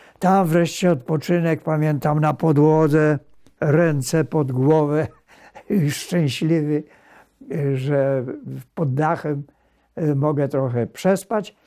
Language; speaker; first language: Polish; native; Polish